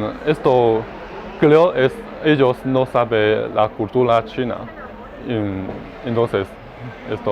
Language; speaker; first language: Spanish; non-native, learner; Chinese